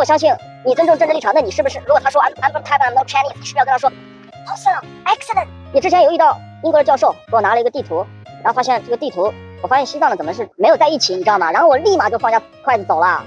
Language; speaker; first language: Chinese; native; Chinese